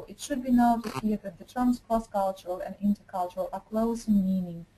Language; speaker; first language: English; non-native, fluent; Ukrainian